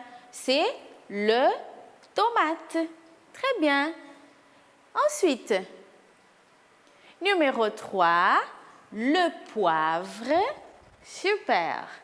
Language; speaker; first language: French; non-native, fluent; Portuguese